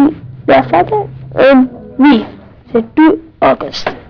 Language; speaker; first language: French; non-native, learner; English